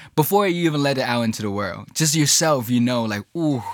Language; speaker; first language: English; early bilingual, other home language; Chinese